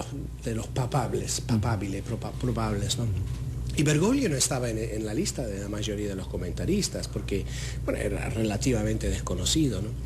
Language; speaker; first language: Spanish; non-native, fluent; English